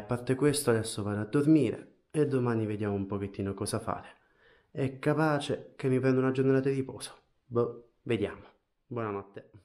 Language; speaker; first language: Italian; native; Italian